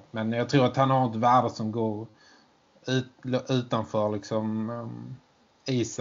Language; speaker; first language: Swedish; native; Swedish